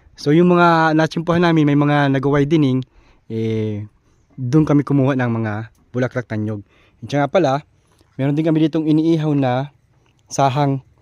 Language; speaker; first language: Filipino; non-native, local second language; Bikol